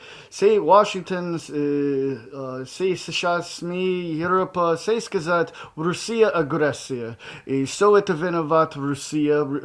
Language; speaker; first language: Russian; non-native, learner; English